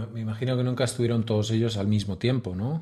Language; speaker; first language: Spanish; native; Spanish